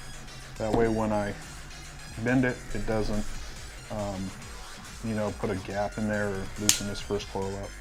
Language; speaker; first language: English; native; English